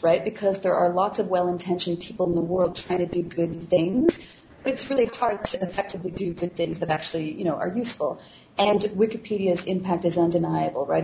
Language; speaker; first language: English; native; English